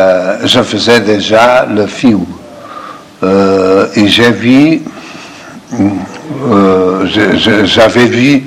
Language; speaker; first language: French; non-native, fluent; Portuguese